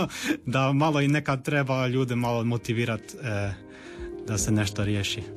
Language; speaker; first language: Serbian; early bilingual, heritage; Croatian